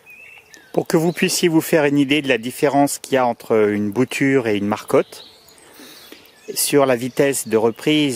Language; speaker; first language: French; native; French